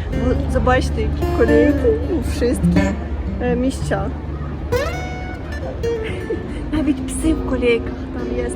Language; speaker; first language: Polish; non-native, learner; Russian